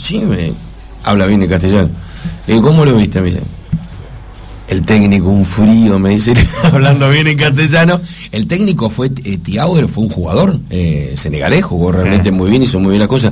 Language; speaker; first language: Spanish; native; Spanish